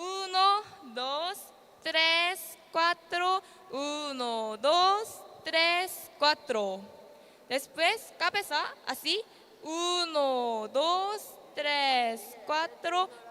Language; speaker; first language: Spanish; non-native, learner; Korean